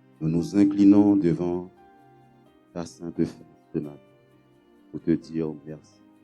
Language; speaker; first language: French; non-native, local second language; Haitian Creole